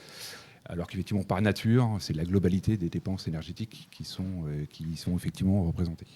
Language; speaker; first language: French; native; French